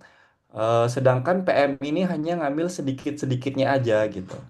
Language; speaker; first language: Indonesian; native; Indonesian